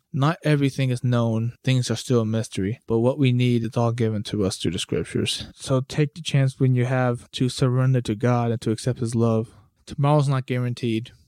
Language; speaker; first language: English; native; English